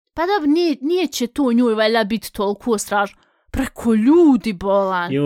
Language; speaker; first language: Bosnian; early bilingual, heritage; Bosnian